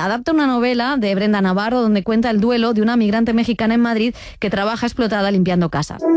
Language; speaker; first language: Spanish; native; Spanish